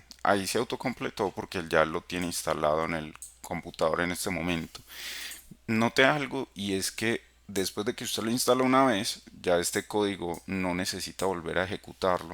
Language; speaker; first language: Spanish; native; Spanish